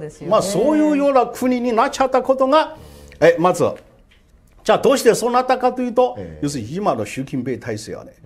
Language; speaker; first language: Japanese; non-native, fluent; Chinese